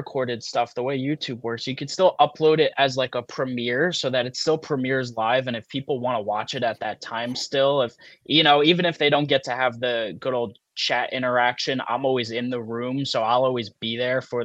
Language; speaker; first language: English; native; English